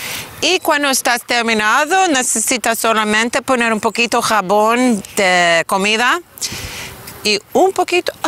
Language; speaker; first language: Spanish; non-native, learner; English